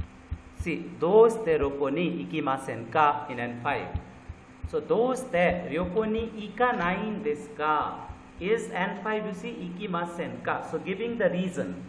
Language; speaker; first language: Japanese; non-native, fluent; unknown